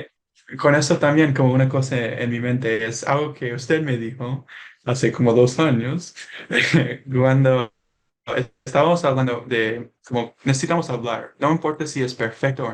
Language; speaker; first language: Spanish; non-native, learner; English